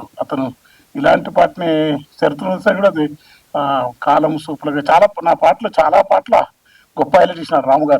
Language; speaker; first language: Telugu; native; Telugu